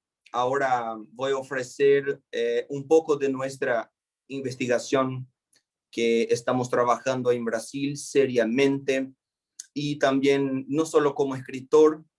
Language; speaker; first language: Spanish; non-native, fluent; Portuguese